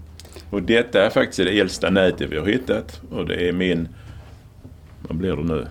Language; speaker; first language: Swedish; native; Swedish